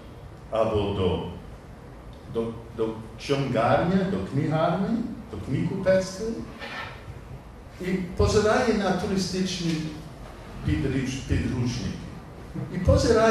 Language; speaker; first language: Polish; non-native, learner; English